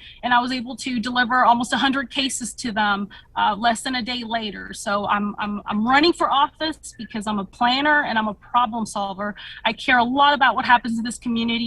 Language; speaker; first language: English; early bilingual, other home language; Spanish